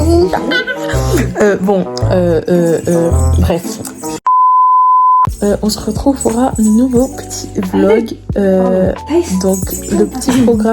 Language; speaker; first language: French; native; French